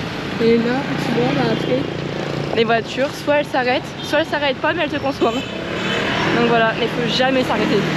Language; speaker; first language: French; native; French